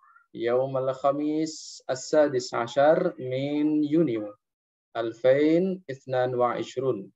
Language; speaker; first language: Arabic; non-native, fluent; Indonesian